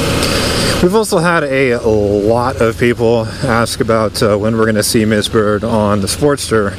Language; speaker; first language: English; native; English